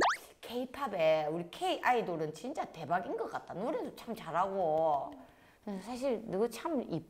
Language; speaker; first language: Korean; native; Korean